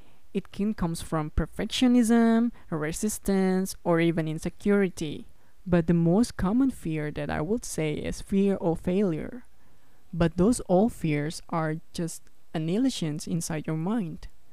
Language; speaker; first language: English; non-native, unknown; Indonesian